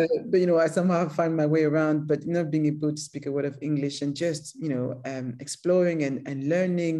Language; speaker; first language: English; non-native, fluent; French